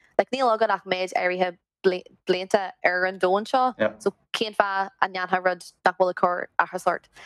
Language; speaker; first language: Irish; non-native, local second language; English